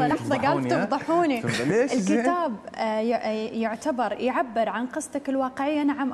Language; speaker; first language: Arabic; native; Arabic